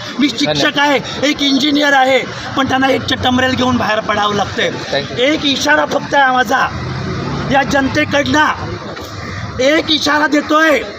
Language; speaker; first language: Marathi; native; Marathi